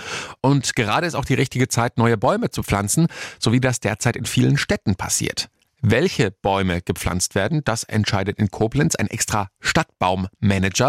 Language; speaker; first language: German; native; German